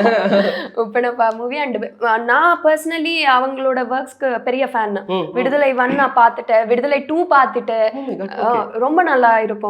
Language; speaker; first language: Tamil; non-native, learner; Telugu